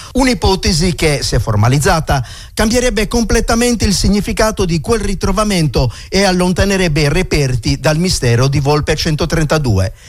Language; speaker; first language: Italian; native; Italian